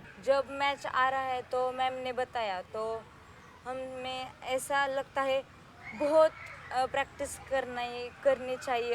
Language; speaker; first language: Hindi; non-native, local second language; Marathi